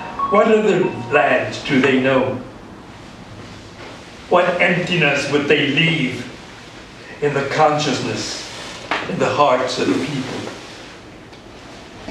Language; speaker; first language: English; early bilingual, other home language; Spanish